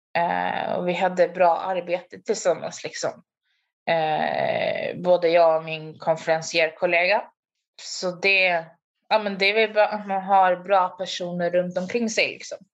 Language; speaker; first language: Swedish; native; Swedish